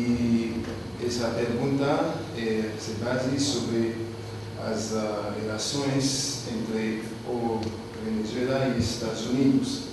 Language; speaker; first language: Portuguese; non-native, learner; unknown